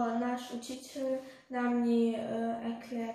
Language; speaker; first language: Russian; early bilingual, heritage; Russian